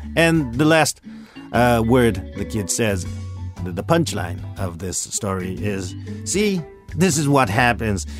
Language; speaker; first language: English; early bilingual, other home language; Japanese